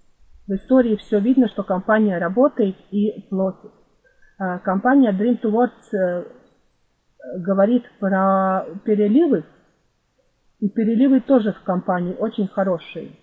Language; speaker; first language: Russian; non-native, fluent; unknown